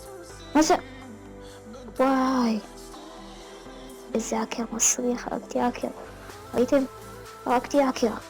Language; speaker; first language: Hebrew; native; Hebrew